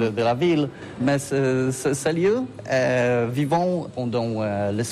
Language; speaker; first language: French; non-native, learner; Polish